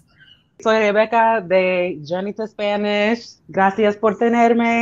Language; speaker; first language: Spanish; non-native, learner; English